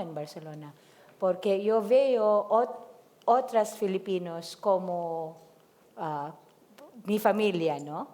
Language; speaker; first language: Spanish; non-native, learner; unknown